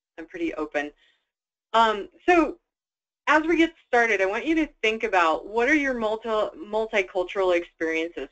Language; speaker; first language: English; native; English